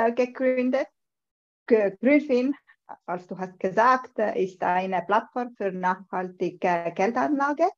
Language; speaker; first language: German; non-native, learner; Estonian